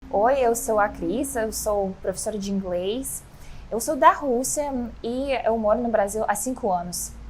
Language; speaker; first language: Portuguese; non-native, fluent; Russian